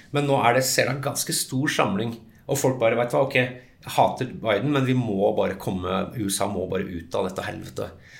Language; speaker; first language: Norwegian; early bilingual, other home language; English